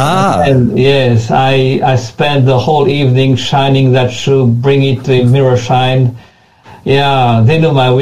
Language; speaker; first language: English; non-native, fluent; French